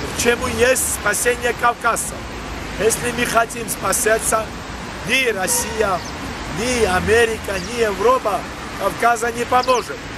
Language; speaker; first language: Russian; non-native, local second language; Georgian